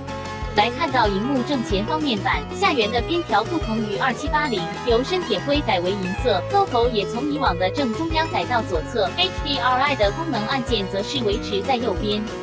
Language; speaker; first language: Chinese; native; Chinese